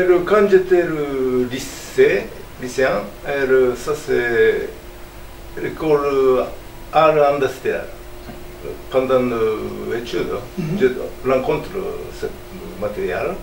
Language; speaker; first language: French; non-native, learner; Japanese